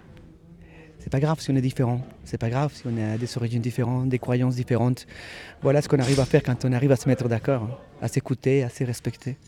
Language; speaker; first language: French; native; French